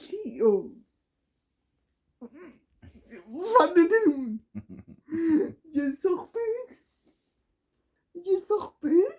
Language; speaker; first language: French; non-native, learner; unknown